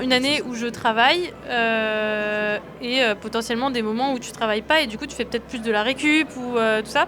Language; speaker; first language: French; native; French